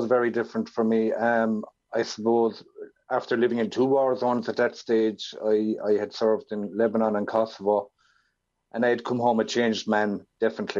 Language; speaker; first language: English; native; English